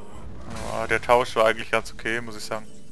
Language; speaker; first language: German; native; German